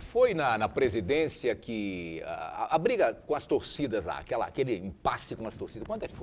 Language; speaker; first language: Portuguese; native; Portuguese